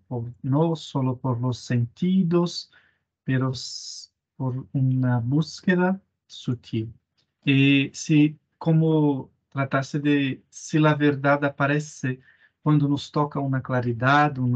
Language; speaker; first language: Spanish; non-native, fluent; Portuguese